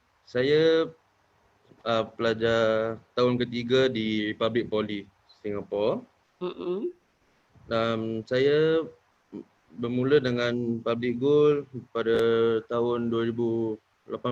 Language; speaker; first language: Malay; native; Malay